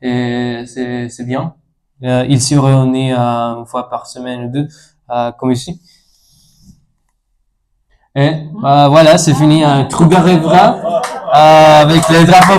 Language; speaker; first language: French; non-native, learner; Spanish